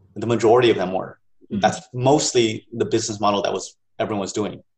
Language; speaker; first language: English; native; English